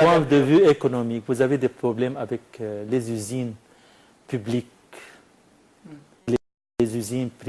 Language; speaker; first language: French; non-native, fluent; Arabic